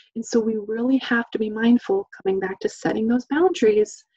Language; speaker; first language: English; native; English